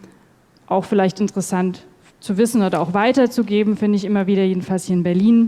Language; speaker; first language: German; native; German